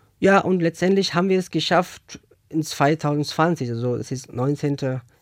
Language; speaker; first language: German; non-native, fluent; Persian